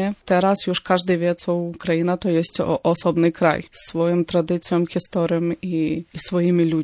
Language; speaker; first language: Polish; non-native, fluent; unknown